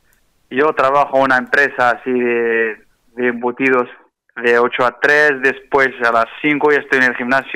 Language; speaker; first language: Spanish; non-native, fluent; Arabic